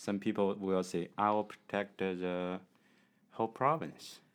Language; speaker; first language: English; non-native, learner; Chinese